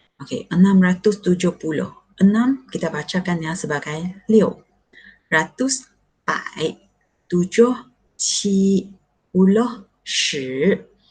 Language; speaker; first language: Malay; non-native, local second language; Chinese